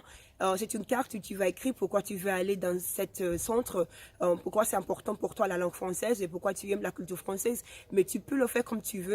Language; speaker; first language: French; non-native, fluent; Spanish